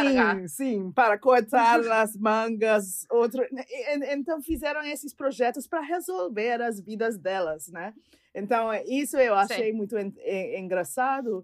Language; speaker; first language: Portuguese; non-native, fluent; English